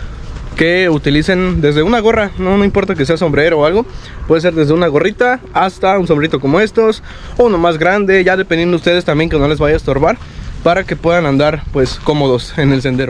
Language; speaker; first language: Spanish; native; Spanish